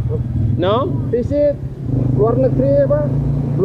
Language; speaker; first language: Indonesian; non-native, local second language; Javanese